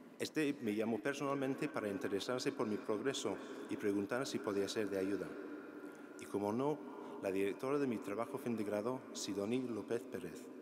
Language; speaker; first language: Spanish; non-native, fluent; English